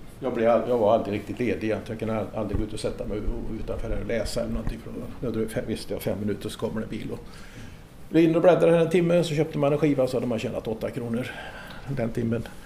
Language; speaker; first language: Swedish; native; Swedish